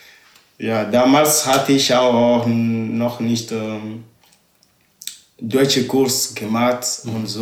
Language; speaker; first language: German; non-native, learner; Ewe